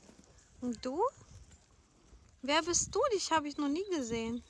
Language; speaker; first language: German; non-native, fluent; Ukrainian